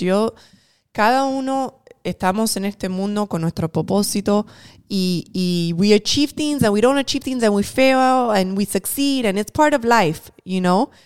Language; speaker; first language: English; early bilingual, other home language; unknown